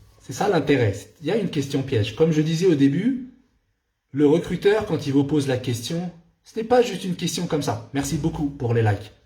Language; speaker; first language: French; non-native, local second language; Arabic